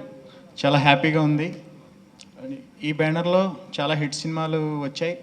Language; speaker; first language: Telugu; native; Telugu